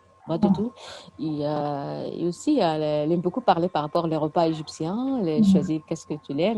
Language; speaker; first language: French; non-native, learner; Arabic